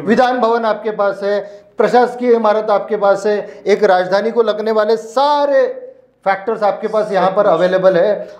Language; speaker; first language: Hindi; non-native, local second language; Marathi